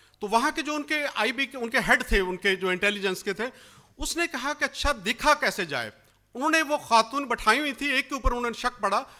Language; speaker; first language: Urdu; non-native, local second language; Punjabi